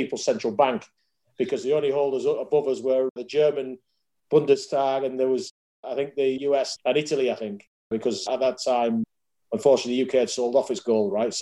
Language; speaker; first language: English; native; English